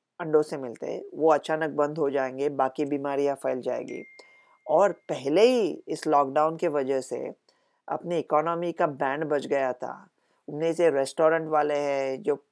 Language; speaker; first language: Hindi; non-native, local second language; Marathi